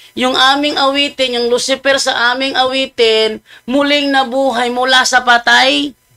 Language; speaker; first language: Filipino; non-native, local second language; Cebuano